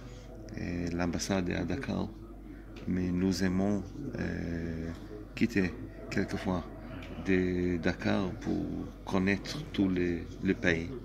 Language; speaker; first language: French; non-native, learner; Hebrew